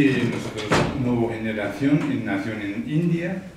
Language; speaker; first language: Spanish; non-native, learner; Tibetan